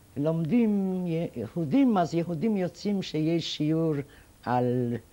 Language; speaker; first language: Hebrew; non-native, fluent; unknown